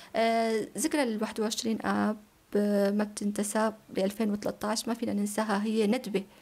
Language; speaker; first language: Arabic; native; Arabic